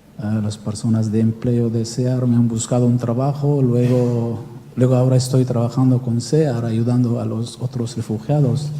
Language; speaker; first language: Spanish; non-native, learner; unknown